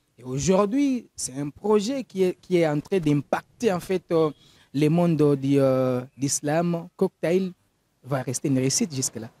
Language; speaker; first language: French; native; French